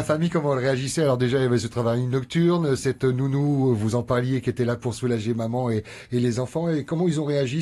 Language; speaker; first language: French; native; French